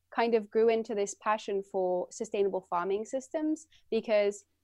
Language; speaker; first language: English; native; English